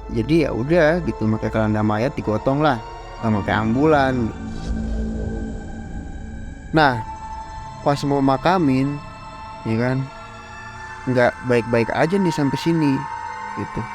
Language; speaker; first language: Indonesian; native; Indonesian